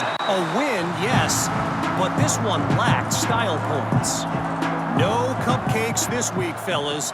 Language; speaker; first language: English; native; English